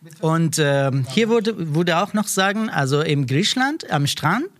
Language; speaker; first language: German; non-native, learner; Persian